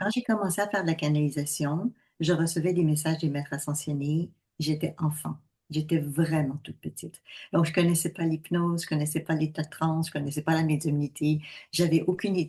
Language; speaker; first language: French; native; French